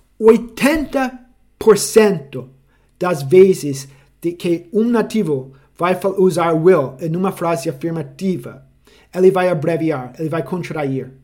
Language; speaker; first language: Portuguese; non-native, fluent; English